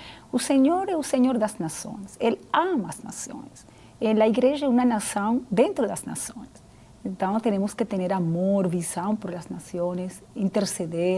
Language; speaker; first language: Portuguese; non-native, fluent; Spanish